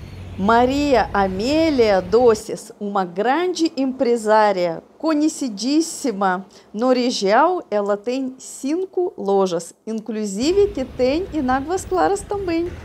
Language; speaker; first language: Portuguese; non-native, fluent; Russian